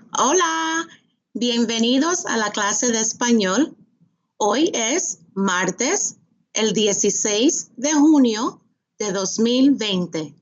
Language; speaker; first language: Spanish; non-native, fluent; English